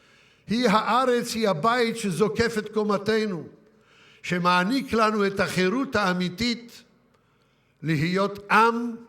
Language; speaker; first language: Hebrew; early bilingual, other home language; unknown